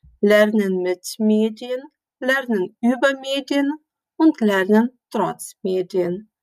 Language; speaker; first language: German; non-native, fluent; Lithuanian